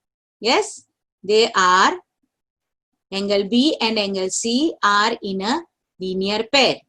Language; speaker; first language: English; non-native, local second language; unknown